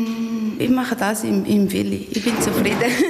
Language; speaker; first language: German; non-native, learner; Portuguese